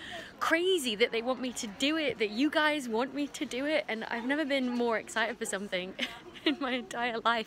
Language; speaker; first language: English; native; English